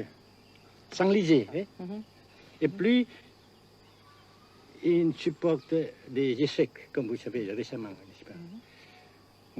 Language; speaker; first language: French; non-native, local second language; Vietnamese